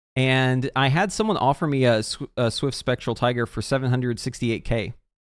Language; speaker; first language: English; native; English